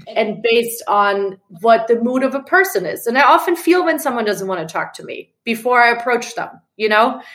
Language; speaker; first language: English; non-native, fluent; German